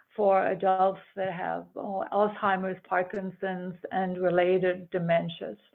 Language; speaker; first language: English; early bilingual, other home language; German